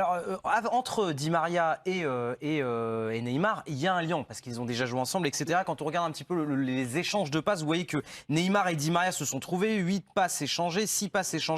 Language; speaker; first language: French; native; French